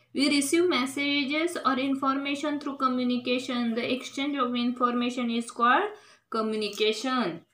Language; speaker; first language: English; non-native, local second language; Marathi